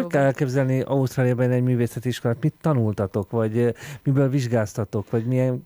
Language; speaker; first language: Hungarian; native; Hungarian